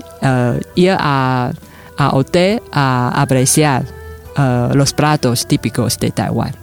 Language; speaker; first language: Spanish; non-native, fluent; Chinese